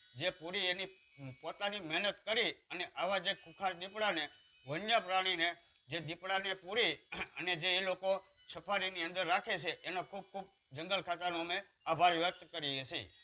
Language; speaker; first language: Gujarati; native; Gujarati